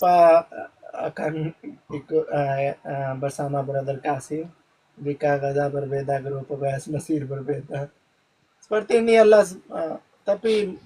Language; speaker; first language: Indonesian; non-native, learner; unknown